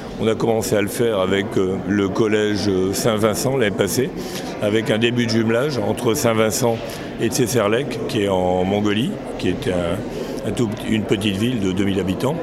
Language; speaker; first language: French; native; French